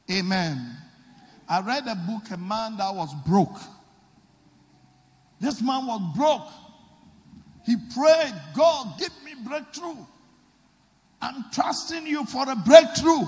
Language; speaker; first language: English; non-native, local second language; Akan